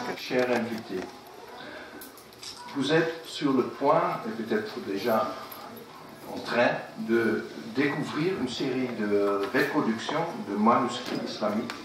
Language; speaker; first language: French; non-native, fluent; Dutch